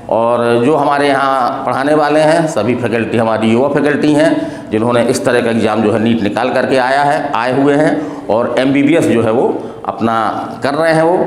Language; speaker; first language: Hindi; native; Hindi